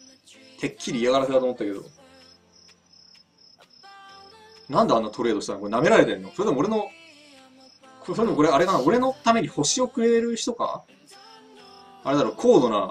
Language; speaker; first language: Japanese; native; Japanese